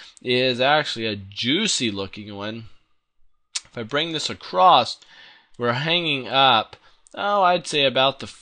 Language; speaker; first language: English; native; English